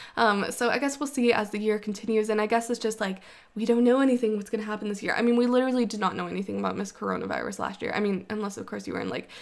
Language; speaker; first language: English; native; English